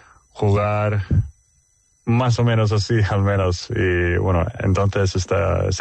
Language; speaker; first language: Spanish; non-native, fluent; Swedish